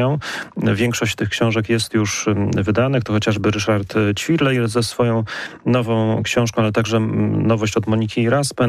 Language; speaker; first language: Polish; native; Polish